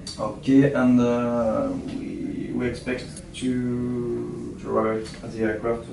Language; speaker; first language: English; non-native, learner; French